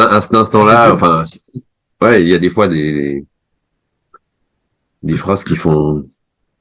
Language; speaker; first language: French; native; French